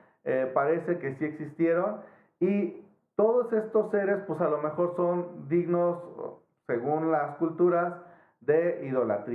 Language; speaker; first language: Spanish; native; Spanish